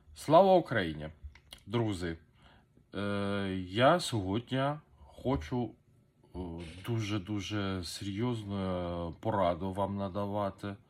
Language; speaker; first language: Ukrainian; non-native, learner; Persian